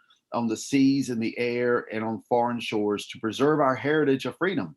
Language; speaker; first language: English; native; English